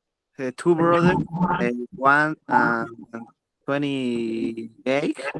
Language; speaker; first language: English; non-native, learner; Spanish